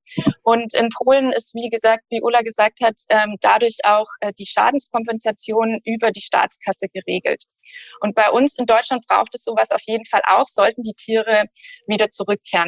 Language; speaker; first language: German; native; German